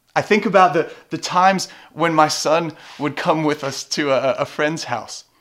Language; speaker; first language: English; native; English